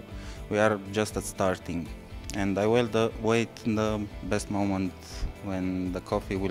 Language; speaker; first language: English; non-native, learner; Romanian